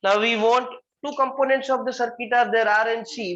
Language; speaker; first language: English; non-native, local second language; Hindi